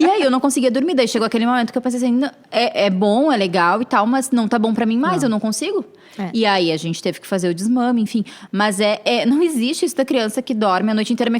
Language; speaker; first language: Portuguese; native; Portuguese